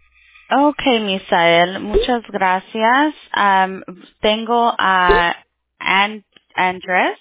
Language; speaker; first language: Spanish; early bilingual, heritage; Spanish